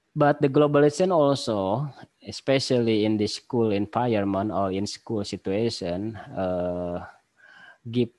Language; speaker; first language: English; non-native, learner; Indonesian